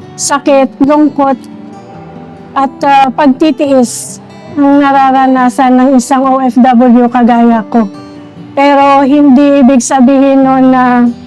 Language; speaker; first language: Filipino; non-native, local second language; Hiligaynon